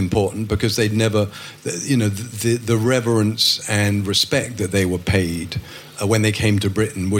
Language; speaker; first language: English; native; English